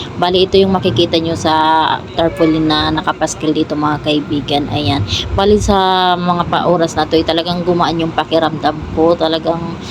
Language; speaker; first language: Filipino; non-native, local second language; Bikol